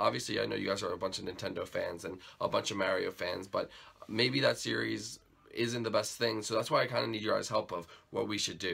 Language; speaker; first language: English; native; English